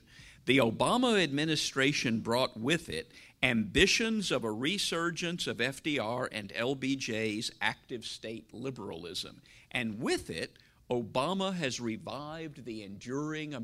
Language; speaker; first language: English; native; English